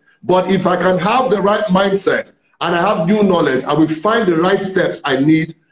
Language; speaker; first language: English; non-native, local second language; Yoruba